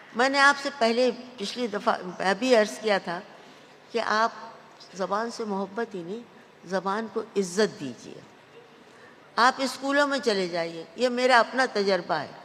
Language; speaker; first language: Urdu; native; Urdu